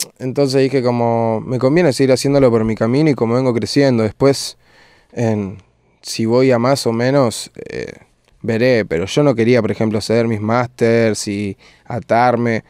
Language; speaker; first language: Spanish; native; Spanish